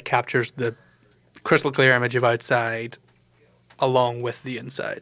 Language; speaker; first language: English; native; English